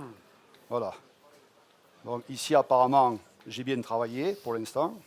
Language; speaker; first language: French; native; French